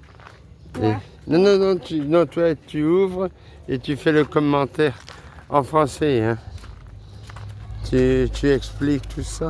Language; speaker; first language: French; native; French